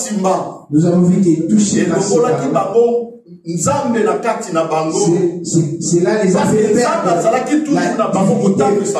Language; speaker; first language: French; non-native, local second language; Lingala